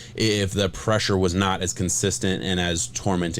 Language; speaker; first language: English; native; English